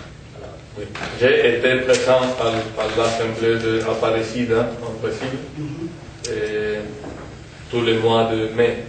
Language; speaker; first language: French; non-native, fluent; Spanish